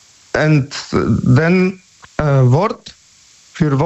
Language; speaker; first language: German; non-native, learner; Polish